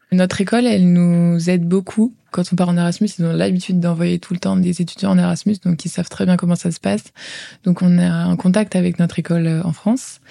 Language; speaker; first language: French; native; French